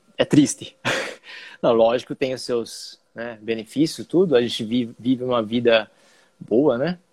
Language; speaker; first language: Portuguese; early bilingual, other home language; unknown